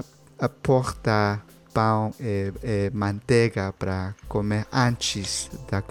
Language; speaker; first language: Portuguese; non-native, learner; Spanish